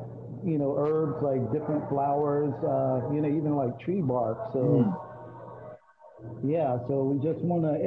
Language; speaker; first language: English; native; English